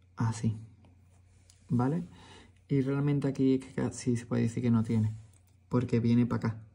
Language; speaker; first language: Spanish; native; Spanish